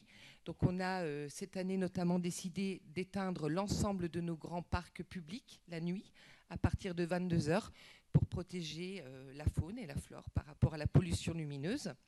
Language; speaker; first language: French; native; French